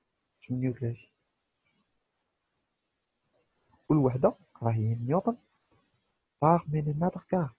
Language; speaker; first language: Arabic; native; Arabic